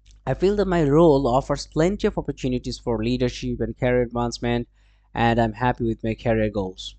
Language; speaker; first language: English; non-native, local second language; Bangla